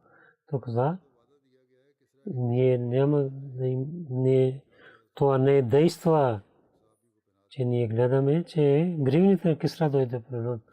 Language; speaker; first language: Bulgarian; non-native, learner; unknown